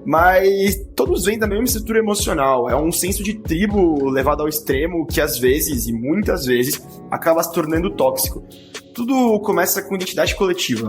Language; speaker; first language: Portuguese; native; Portuguese